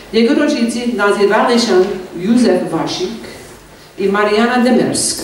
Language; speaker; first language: Polish; non-native, learner; English